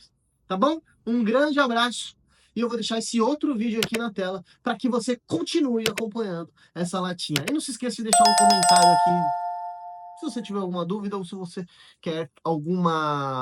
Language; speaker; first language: Portuguese; native; Portuguese